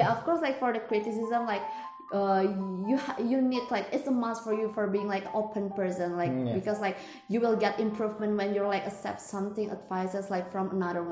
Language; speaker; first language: English; non-native, learner; Indonesian